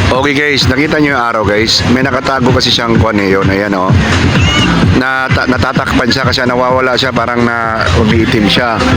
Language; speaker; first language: Filipino; non-native, local second language; Cebuano